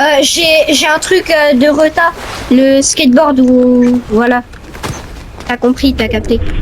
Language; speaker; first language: French; native; French